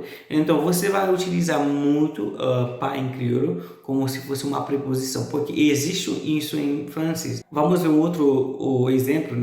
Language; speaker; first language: Portuguese; non-native, fluent; Haitian Creole